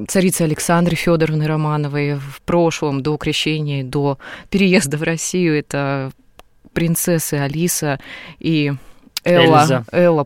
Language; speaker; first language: Russian; native; Russian